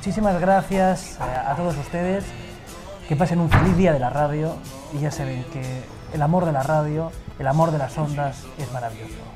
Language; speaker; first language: Spanish; native; Spanish